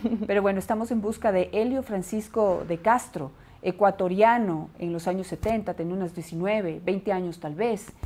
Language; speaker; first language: Spanish; native; Spanish